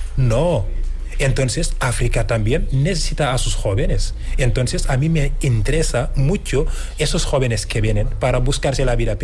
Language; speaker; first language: Spanish; non-native, fluent; Wolof